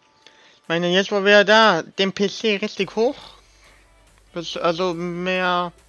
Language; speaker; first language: German; native; German